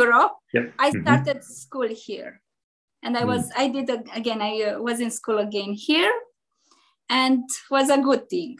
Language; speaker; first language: English; non-native, learner; Romanian